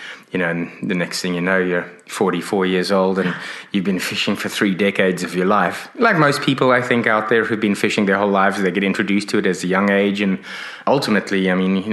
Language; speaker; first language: English; native; English